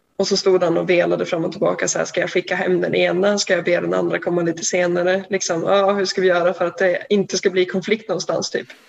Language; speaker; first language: Swedish; native; Swedish